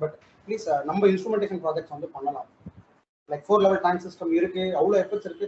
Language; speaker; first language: Tamil; native; Tamil